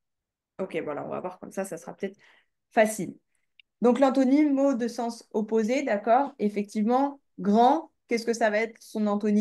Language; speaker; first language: French; native; French